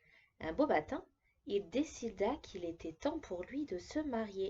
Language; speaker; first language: French; native; French